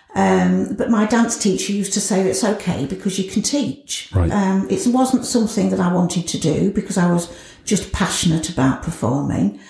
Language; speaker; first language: English; native; English